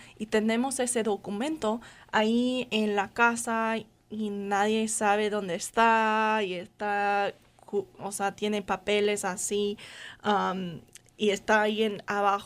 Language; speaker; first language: Spanish; non-native, learner; English